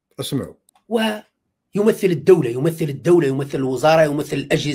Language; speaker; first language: Arabic; native; Arabic